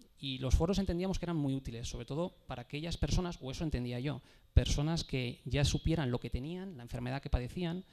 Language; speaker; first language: Spanish; native; Spanish